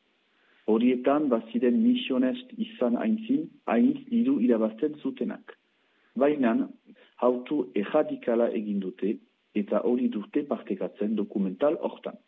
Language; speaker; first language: Basque; native; Basque